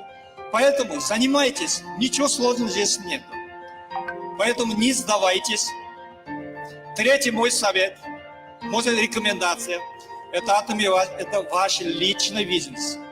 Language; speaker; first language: Russian; non-native, learner; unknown